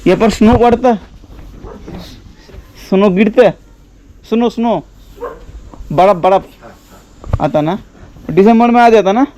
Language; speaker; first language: Hindi; non-native, local second language; Bangla